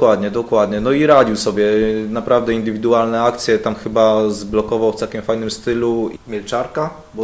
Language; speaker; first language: Polish; native; Polish